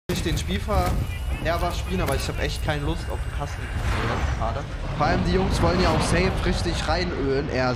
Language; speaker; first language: German; native; German